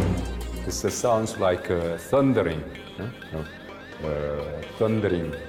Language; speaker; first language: English; non-native, learner; Korean